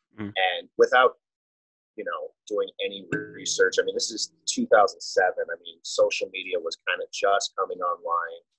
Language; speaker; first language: English; native; English